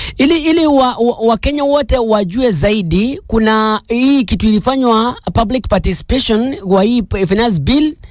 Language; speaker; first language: Swahili; non-native, local second language; Meru